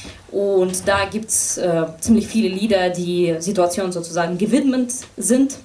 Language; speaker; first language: German; non-native, fluent; Russian